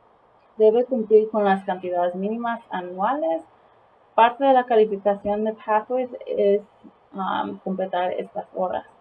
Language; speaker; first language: Spanish; early bilingual, heritage; Spanish